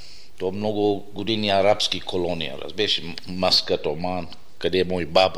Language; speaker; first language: Bulgarian; non-native, learner; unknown